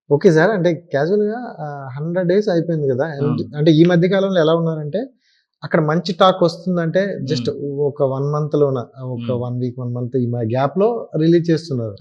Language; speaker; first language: Telugu; native; Telugu